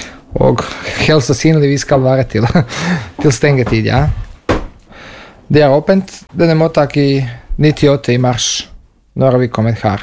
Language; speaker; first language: Norwegian; non-native, learner; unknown